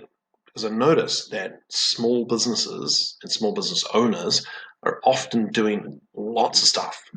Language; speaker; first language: English; native; English